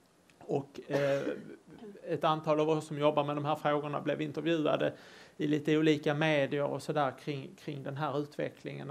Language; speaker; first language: Swedish; native; Swedish